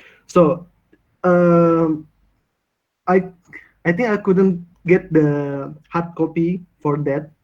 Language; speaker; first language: English; non-native, learner; Indonesian